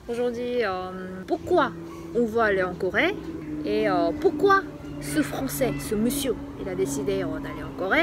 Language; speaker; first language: French; non-native, fluent; Korean